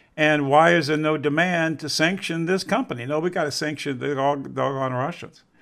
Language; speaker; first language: English; native; English